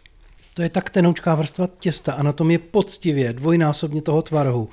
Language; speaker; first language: Czech; native; Czech